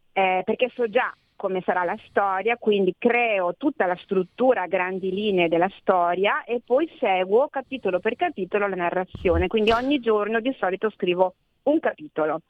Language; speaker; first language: Italian; native; Italian